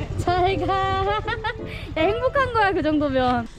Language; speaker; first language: Korean; native; Korean